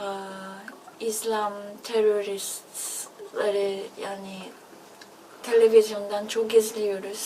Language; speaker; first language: Turkish; non-native, learner; Korean